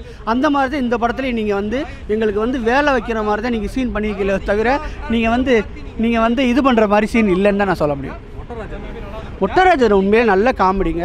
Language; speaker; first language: Tamil; native; Tamil